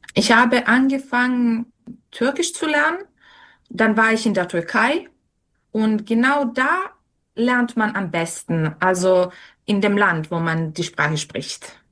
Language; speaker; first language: German; non-native, fluent; Serbian